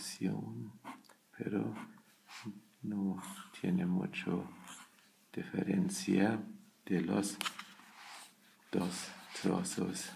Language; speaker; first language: Spanish; non-native, learner; German